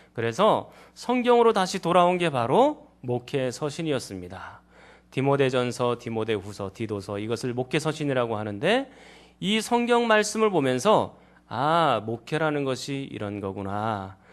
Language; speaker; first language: Korean; native; Korean